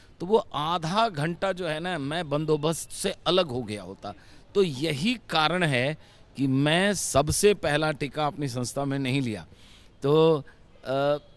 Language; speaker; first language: Hindi; native; Hindi